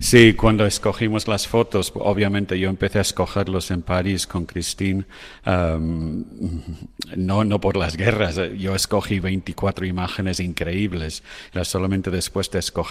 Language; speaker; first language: Spanish; non-native, fluent; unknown